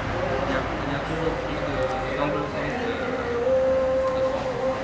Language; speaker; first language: French; non-native, fluent; Arabic